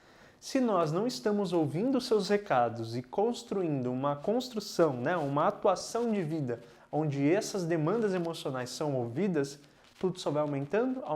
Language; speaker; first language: Portuguese; native; Portuguese